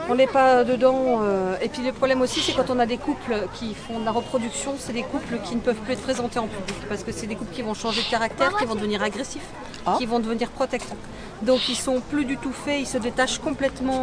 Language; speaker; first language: French; native; French